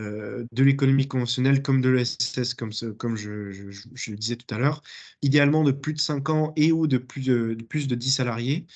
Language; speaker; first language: French; native; French